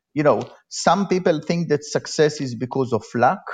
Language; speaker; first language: English; non-native, fluent; Hebrew